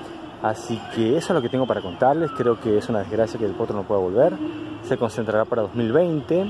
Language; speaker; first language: Spanish; native; Spanish